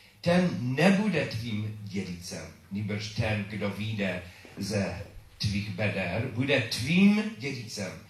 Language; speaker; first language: Czech; non-native, learner; English